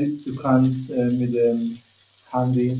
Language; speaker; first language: German; non-native, learner; Spanish